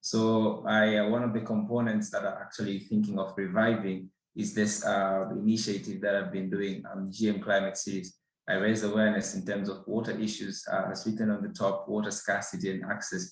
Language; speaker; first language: English; non-native, local second language; Swahili